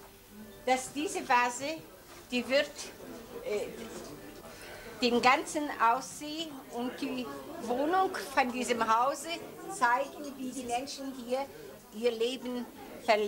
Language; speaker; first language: German; non-native, learner; Lithuanian